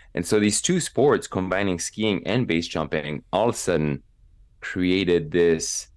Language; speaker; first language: English; non-native, fluent; French